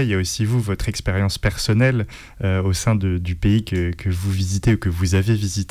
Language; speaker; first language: French; native; French